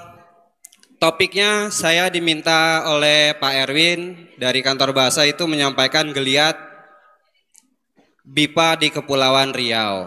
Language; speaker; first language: Indonesian; native; Indonesian